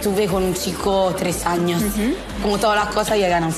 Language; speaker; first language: Spanish; non-native, fluent; Italian